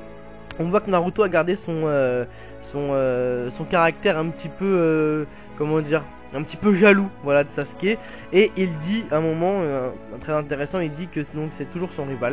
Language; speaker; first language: French; native; French